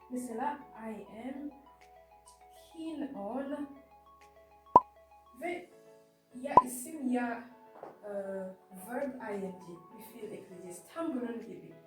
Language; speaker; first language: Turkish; non-native, fluent; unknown